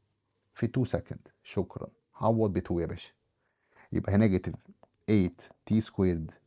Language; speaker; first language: Arabic; native; Arabic